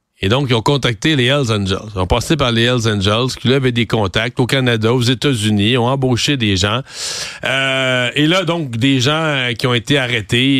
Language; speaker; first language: French; native; French